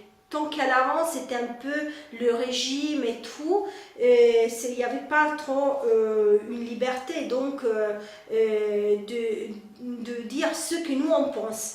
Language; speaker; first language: French; non-native, fluent; Spanish